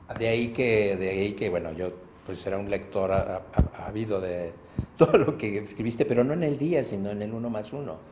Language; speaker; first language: Spanish; native; Spanish